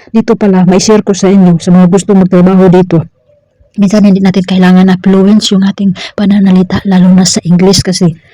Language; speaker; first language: Filipino; non-native, local second language; Cebuano